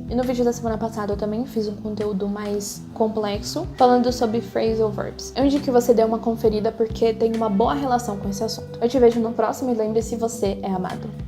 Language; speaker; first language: Portuguese; native; Portuguese